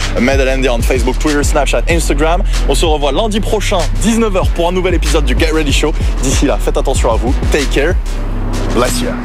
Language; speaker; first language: French; native; French